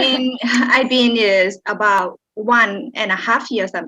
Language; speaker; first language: English; non-native, learner; Thai